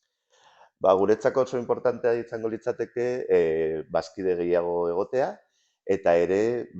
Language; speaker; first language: Basque; non-native, local second language; Spanish